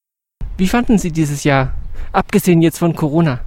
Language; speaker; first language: German; native; German